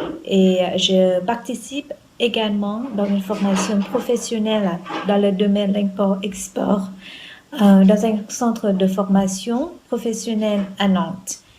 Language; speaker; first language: French; non-native, fluent; Vietnamese